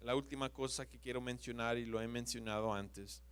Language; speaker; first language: Spanish; non-native, fluent; English